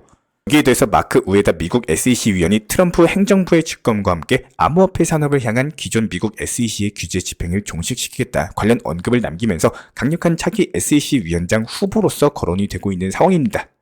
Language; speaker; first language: Korean; native; Korean